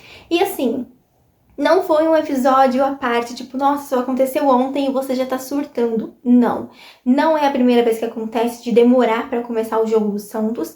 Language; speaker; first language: Portuguese; native; Portuguese